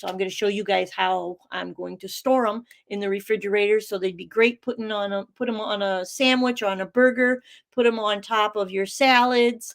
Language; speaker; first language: English; native; English